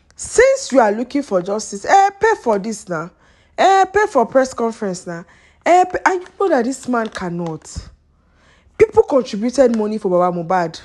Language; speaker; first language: Nigerian Pidgin; non-native, local second language; Yoruba